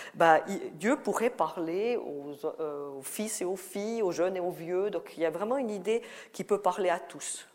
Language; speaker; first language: French; native; French